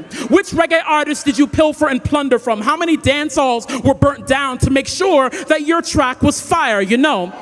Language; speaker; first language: English; native; English